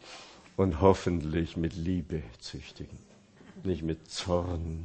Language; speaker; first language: German; non-native, fluent; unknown